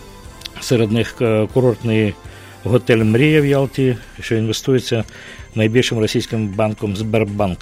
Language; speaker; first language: Ukrainian; native; Ukrainian